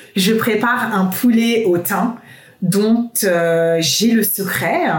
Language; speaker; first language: French; native; French